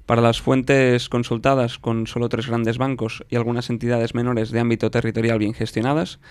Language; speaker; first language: Spanish; non-native, local second language; Catalan